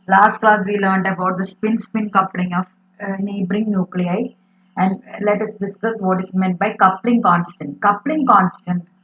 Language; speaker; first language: English; non-native, local second language; Malayalam